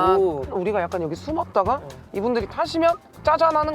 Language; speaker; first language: Korean; native; Korean